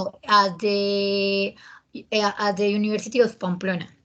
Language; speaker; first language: English; non-native, learner; Spanish